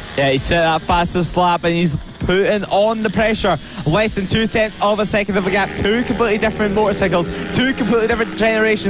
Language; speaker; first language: English; native; English